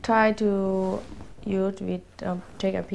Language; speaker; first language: English; non-native, learner; Thai